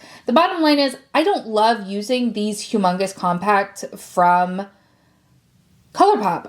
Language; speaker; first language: English; native; English